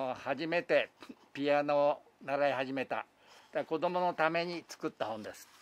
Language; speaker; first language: Japanese; native; Japanese